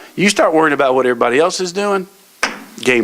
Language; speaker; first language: English; native; English